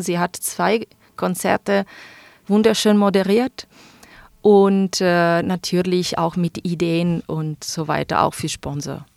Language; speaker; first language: German; non-native, fluent; Italian